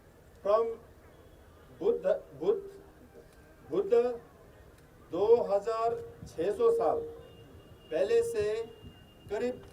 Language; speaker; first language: Hindi; non-native, fluent; Tibetan